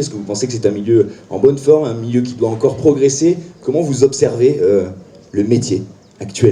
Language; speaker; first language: French; native; French